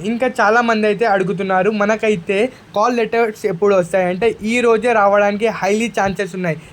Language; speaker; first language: Telugu; non-native, local second language; Urdu